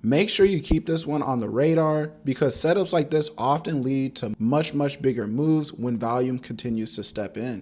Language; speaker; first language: English; native; English